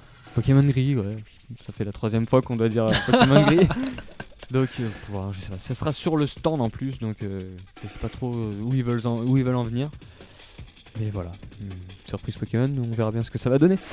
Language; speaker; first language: French; native; French